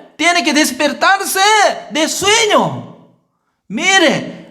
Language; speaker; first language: Spanish; non-native, fluent; Korean